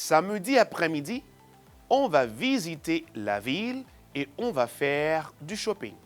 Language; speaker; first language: French; non-native, fluent; Spanish